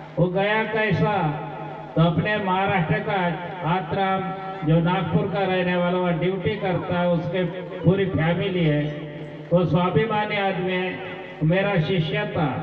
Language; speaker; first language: Hindi; non-native, local second language; Gondi